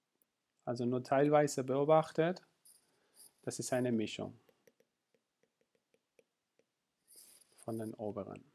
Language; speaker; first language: German; non-native, fluent; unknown